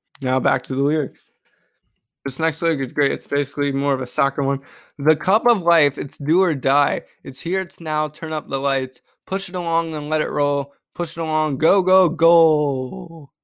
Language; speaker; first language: English; native; English